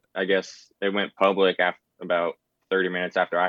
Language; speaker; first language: English; native; English